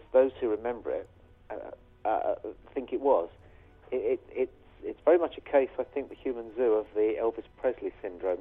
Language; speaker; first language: English; native; English